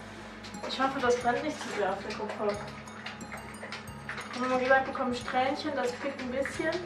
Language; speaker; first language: German; native; German